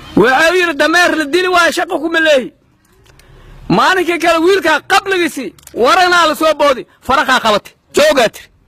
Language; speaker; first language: Somali; native; Somali